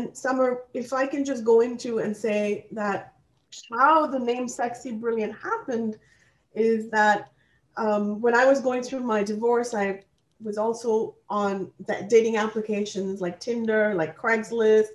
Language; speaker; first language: English; non-native, local second language; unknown